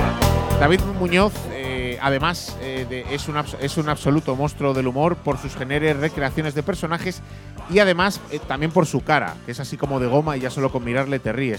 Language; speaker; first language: Spanish; native; Spanish